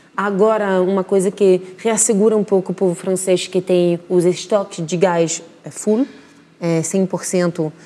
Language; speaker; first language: Portuguese; non-native, fluent; French